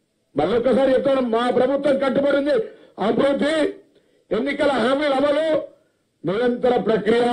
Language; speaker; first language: Telugu; native; Telugu